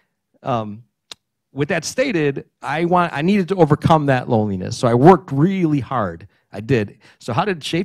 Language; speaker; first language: English; early bilingual, other home language; Greek